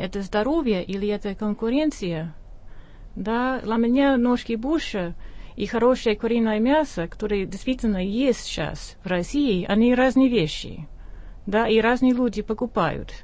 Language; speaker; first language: Russian; non-native, fluent; English